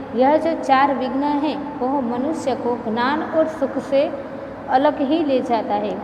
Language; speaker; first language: Hindi; non-native, local second language; Gujarati